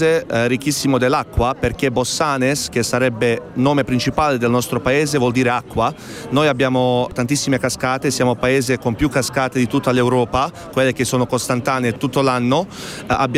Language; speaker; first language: Italian; non-native, fluent; Bosnian